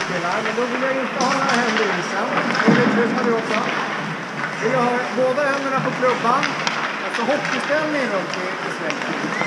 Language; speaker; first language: Swedish; native; Swedish